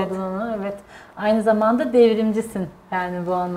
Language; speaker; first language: Turkish; native; Turkish